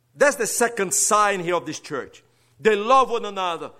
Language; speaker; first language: English; non-native, fluent; Portuguese